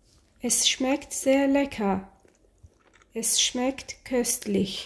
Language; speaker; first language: German; non-native, fluent; Persian